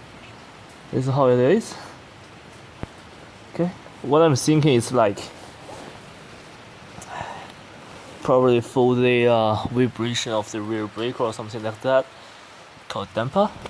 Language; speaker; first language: English; non-native, learner; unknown